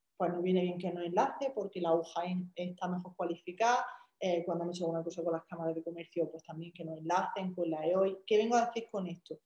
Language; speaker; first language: Spanish; native; Spanish